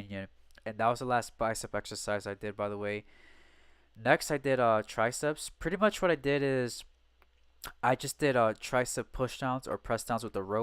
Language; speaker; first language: English; native; English